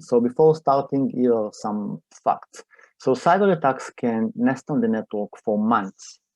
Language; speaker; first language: English; non-native, fluent; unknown